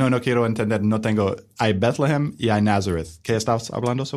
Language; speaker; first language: Spanish; non-native, learner; English